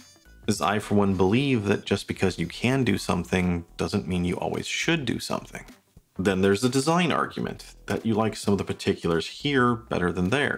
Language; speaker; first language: English; native; English